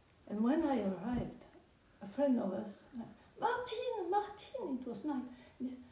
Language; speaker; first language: English; non-native, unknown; French